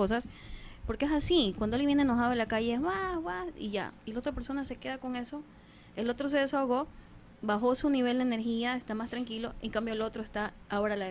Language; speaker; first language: Spanish; native; Spanish